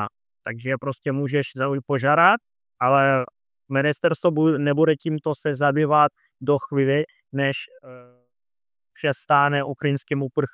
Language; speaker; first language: Czech; non-native, fluent; Russian